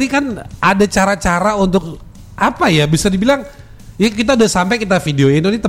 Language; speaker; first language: Indonesian; native; Indonesian